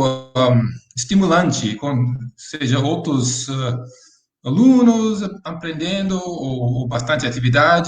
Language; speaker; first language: Portuguese; non-native, fluent; English